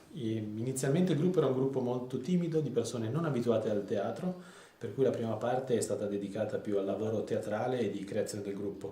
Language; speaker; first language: Italian; native; Italian